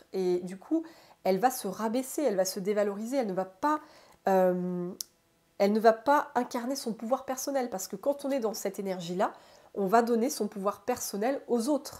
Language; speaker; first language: French; native; French